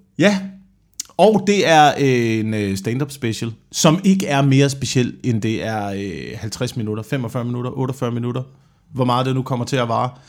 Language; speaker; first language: Danish; native; Danish